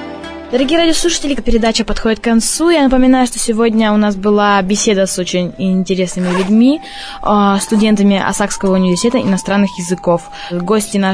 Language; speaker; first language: Russian; native; Russian